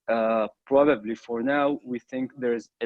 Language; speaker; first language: English; non-native, fluent; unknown